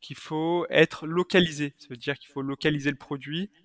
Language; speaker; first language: French; native; French